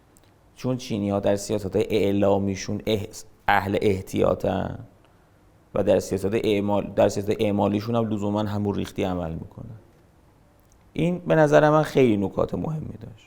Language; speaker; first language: Persian; native; Persian